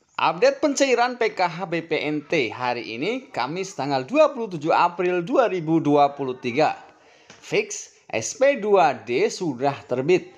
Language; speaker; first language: Indonesian; native; Indonesian